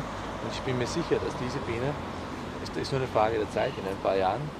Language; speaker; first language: German; native; German